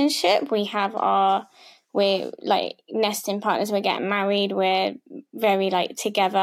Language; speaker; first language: English; native; English